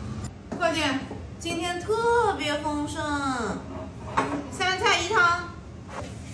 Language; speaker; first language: Chinese; native; Chinese